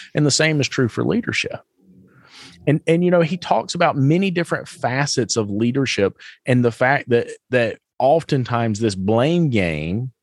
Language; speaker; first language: English; native; English